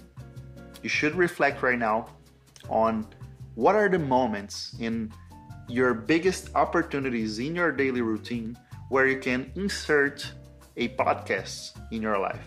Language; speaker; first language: English; non-native, fluent; Portuguese